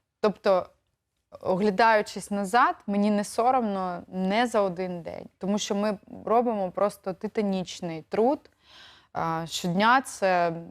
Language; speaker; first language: Ukrainian; native; Ukrainian